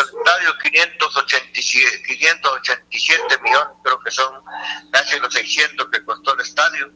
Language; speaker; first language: Spanish; native; Spanish